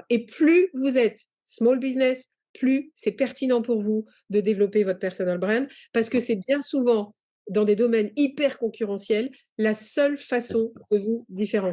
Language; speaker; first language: French; native; French